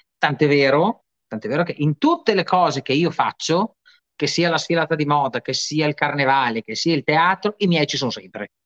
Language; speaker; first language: Italian; native; Italian